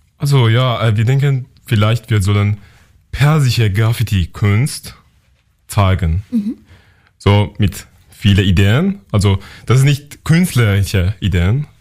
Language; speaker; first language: German; non-native, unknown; Persian